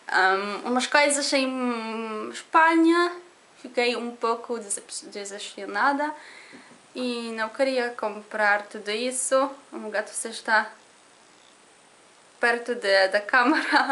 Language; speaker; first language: Portuguese; non-native, learner; Polish